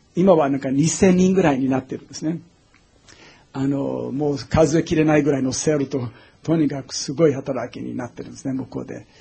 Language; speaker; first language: Japanese; non-native, fluent; English